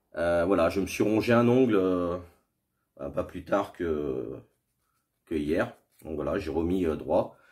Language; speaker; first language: French; native; French